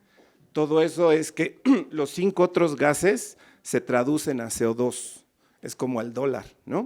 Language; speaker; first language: Spanish; native; Spanish